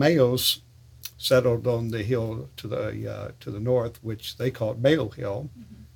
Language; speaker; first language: English; native; English